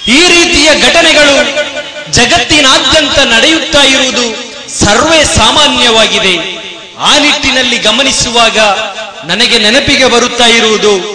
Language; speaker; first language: Kannada; non-native, local second language; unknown